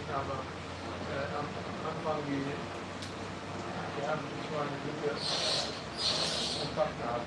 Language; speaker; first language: German; non-native, learner; Thai